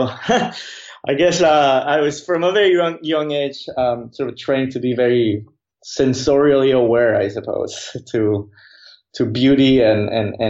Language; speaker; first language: English; non-native, fluent; Spanish